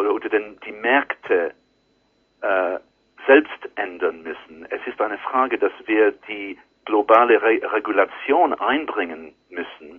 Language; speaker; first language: German; non-native, learner; English